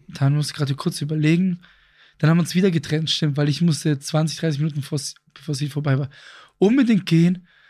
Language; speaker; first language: German; early bilingual, other home language; Greek